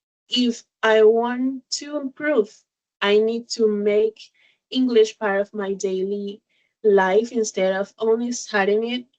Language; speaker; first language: English; non-native, learner; Spanish